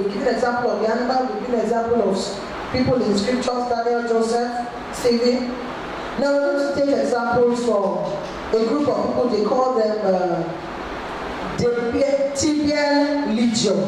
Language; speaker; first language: English; non-native, local second language; Yoruba